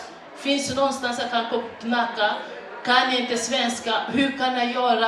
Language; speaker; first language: Swedish; non-native, fluent; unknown